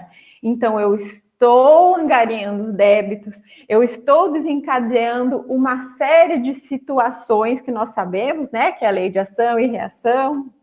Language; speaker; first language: Portuguese; native; Portuguese